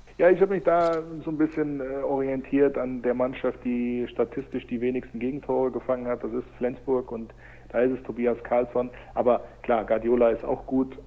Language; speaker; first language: German; native; German